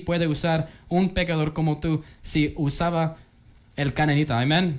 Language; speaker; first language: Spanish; early bilingual, heritage; English